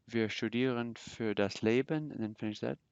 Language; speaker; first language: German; non-native, fluent; English